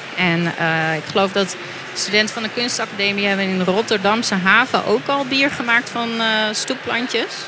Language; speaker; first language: Dutch; native; Dutch